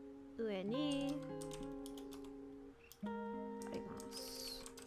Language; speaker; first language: Japanese; non-native, learner; English